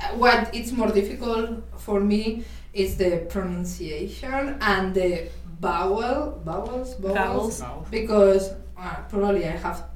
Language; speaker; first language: English; non-native, fluent; Spanish